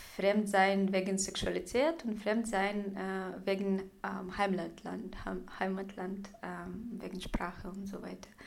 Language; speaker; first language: German; non-native, fluent; Russian